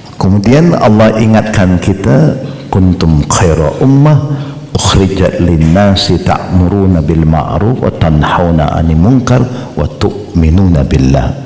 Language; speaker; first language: Malay; non-native, local second language; Chinese